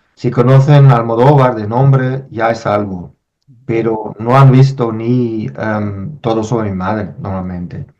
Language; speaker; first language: Spanish; non-native, fluent; German